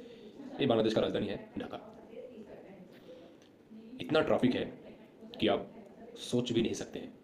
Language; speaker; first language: Hindi; non-native, local second language; Bangla